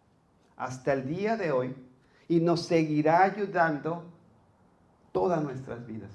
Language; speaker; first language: Spanish; native; Spanish